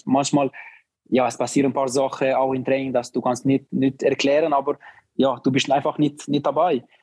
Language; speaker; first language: German; non-native, learner; Albanian